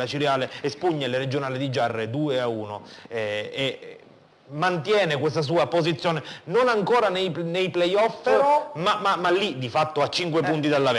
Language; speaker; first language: Italian; native; Italian